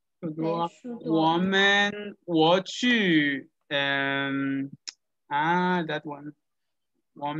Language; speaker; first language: Chinese; non-native, learner; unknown